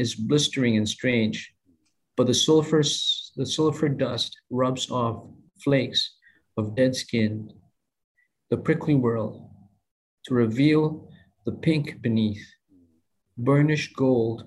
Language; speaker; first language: English; non-native, local second language; Filipino